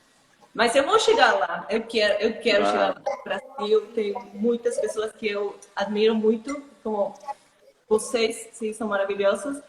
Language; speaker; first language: Portuguese; non-native, fluent; Spanish